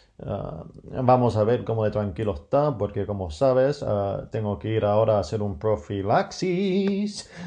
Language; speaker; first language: Spanish; non-native, fluent; English